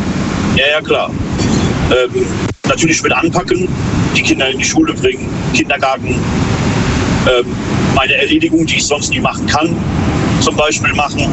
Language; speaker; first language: German; native; German